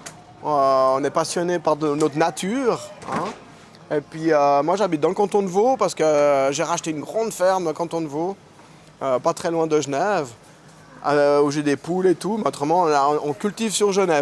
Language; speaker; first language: French; native; French